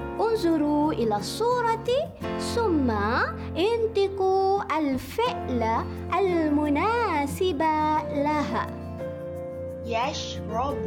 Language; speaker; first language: Arabic; non-native, fluent; Malay